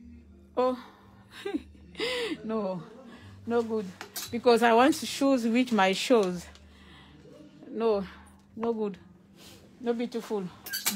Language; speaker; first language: English; non-native, learner; French